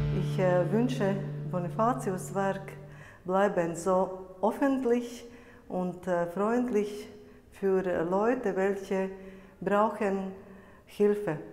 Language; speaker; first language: German; non-native, learner; Latvian